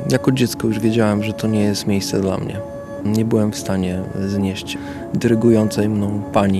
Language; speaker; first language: Polish; native; Polish